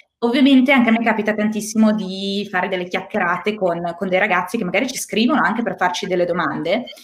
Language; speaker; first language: Italian; native; Italian